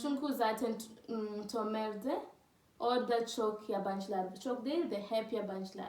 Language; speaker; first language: Turkish; non-native, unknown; Swahili